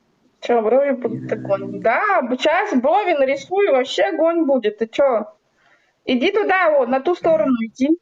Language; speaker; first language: Russian; native; Russian